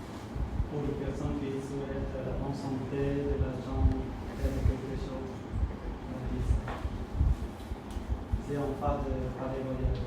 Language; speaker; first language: French; non-native, learner; Khmer